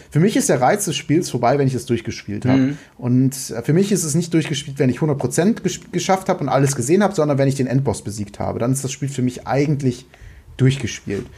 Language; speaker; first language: German; native; German